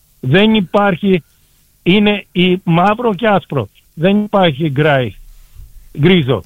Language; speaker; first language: Greek; early bilingual, heritage; Greek